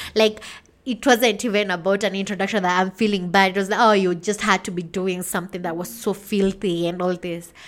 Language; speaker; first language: English; non-native, local second language; Kikuyu